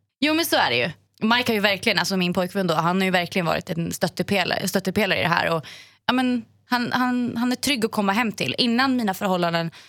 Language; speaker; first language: Swedish; native; Swedish